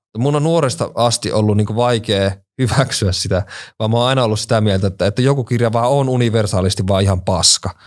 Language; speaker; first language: Finnish; native; Finnish